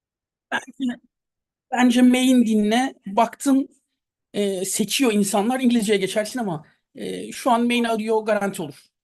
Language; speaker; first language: Turkish; native; Turkish